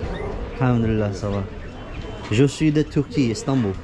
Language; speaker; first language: French; non-native, learner; Turkish